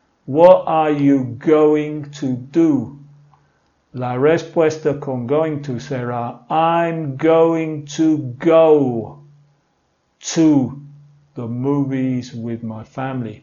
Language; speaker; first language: English; native; English